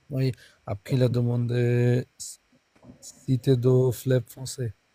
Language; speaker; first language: French; non-native, learner; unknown